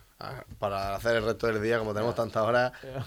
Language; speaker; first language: Spanish; native; Spanish